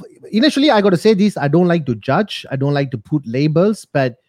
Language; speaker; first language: English; non-native, local second language; Tamil